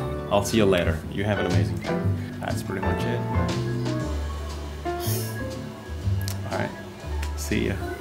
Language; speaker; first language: English; non-native, fluent; Indonesian